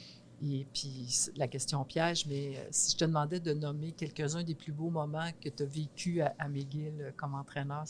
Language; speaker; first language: French; native; French